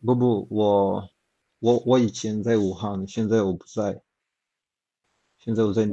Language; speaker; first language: Chinese; non-native, learner; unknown